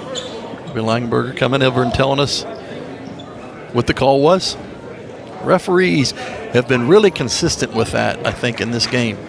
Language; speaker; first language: English; native; English